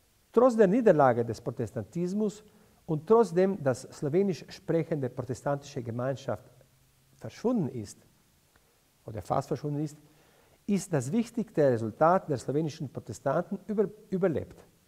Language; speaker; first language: German; non-native, fluent; Slovenian